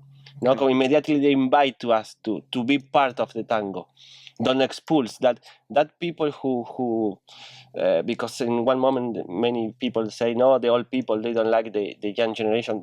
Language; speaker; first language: English; non-native, learner; Spanish